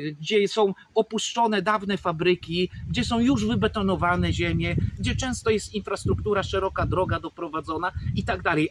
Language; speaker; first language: Polish; native; Polish